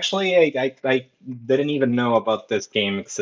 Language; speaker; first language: English; non-native, fluent; Spanish